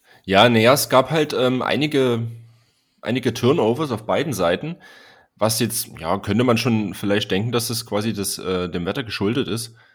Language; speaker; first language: German; native; German